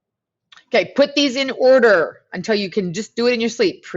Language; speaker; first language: English; native; English